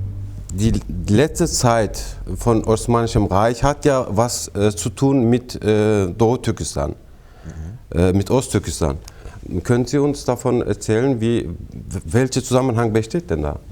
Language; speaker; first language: German; non-native, fluent; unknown